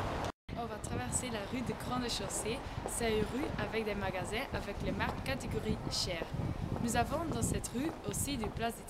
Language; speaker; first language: French; non-native, learner; Dutch